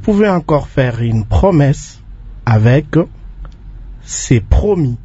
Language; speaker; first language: French; non-native, local second language; Lingala